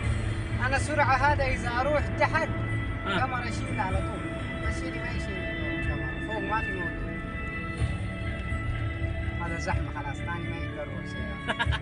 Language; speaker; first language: Arabic; non-native, learner; Bangla